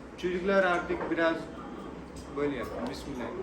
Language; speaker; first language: Turkish; non-native, learner; Urdu